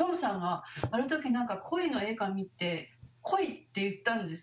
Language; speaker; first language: Japanese; native; Japanese